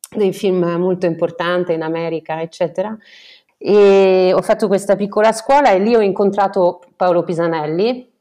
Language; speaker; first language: Italian; non-native, fluent; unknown